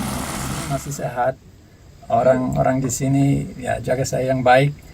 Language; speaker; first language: Indonesian; non-native, fluent; English